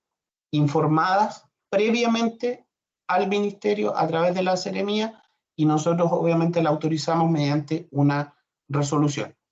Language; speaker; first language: Spanish; native; Spanish